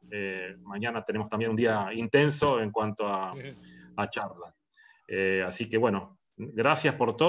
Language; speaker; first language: Spanish; native; Spanish